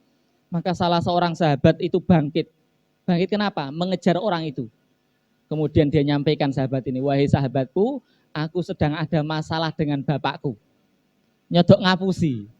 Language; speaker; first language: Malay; non-native, local second language; Javanese